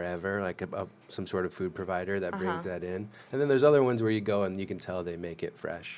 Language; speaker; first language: English; native; English